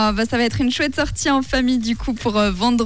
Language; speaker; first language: French; native; French